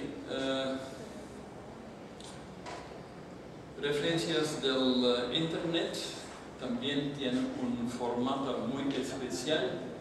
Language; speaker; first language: Spanish; non-native, learner; Dutch